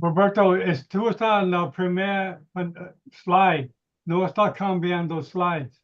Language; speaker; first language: Spanish; non-native, learner; English